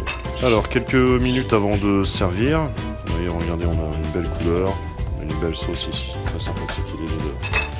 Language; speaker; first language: French; native; French